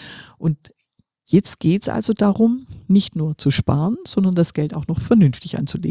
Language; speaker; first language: German; native; German